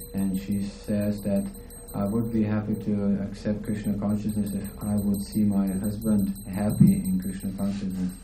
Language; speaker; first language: English; non-native, fluent; Lithuanian